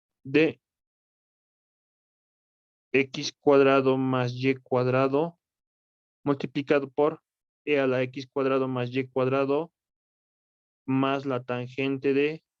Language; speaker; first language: Spanish; native; Spanish